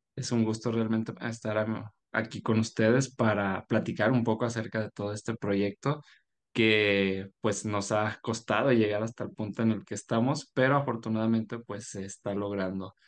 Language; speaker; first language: Spanish; native; Spanish